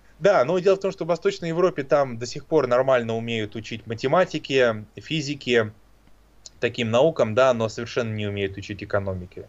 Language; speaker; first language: Russian; native; Russian